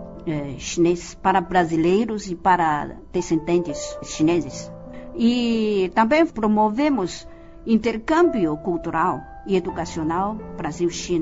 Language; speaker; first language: Portuguese; non-native, fluent; Chinese